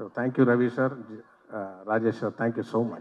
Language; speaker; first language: Tamil; non-native, local second language; Telugu